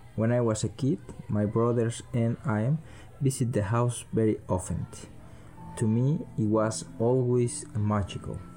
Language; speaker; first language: English; early bilingual, other home language; Spanish